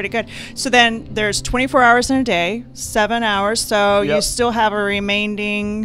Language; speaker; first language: English; native; English